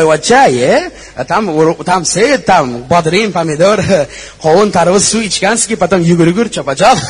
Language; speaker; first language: Russian; non-native, learner; Uzbek